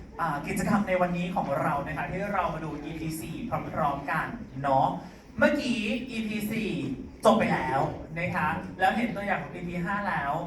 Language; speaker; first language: Thai; native; Thai